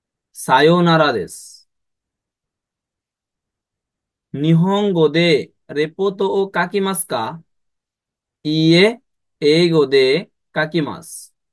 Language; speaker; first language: Japanese; non-native, fluent; Bangla